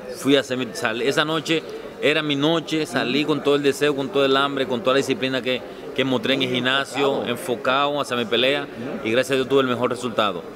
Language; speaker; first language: Spanish; native; Spanish